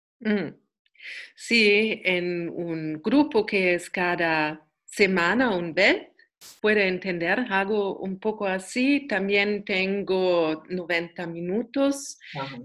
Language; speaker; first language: Spanish; non-native, learner; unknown